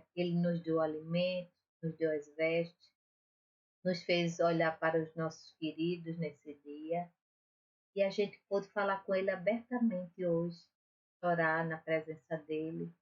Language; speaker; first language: Portuguese; native; Portuguese